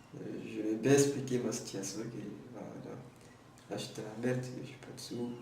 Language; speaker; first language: French; non-native, local second language; Comorian